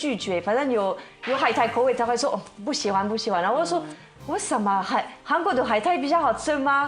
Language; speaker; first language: Chinese; non-native, fluent; French